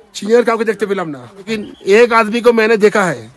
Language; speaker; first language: Hindi; non-native, local second language; Bangla